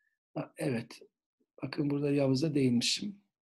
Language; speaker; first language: Turkish; native; Turkish